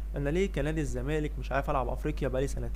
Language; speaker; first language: Arabic; native; Arabic